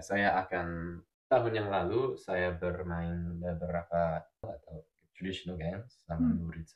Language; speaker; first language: Indonesian; non-native, fluent; English